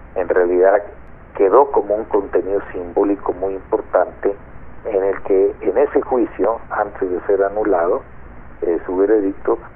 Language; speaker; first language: Spanish; native; Spanish